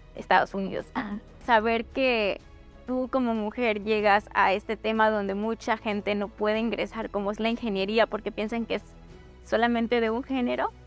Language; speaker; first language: Spanish; native; Spanish